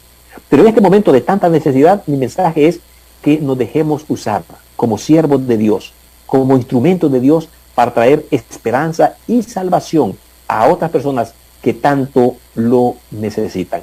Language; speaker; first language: Spanish; native; Spanish